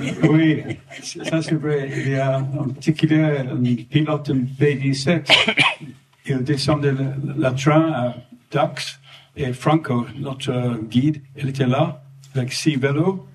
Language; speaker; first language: French; non-native, fluent; English